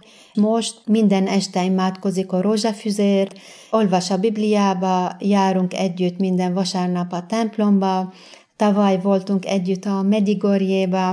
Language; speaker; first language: Hungarian; non-native, fluent; Arabic